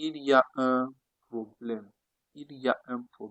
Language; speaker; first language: French; non-native, fluent; Italian